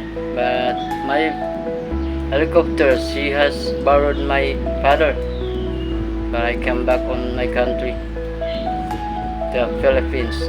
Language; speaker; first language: English; non-native, learner; Cebuano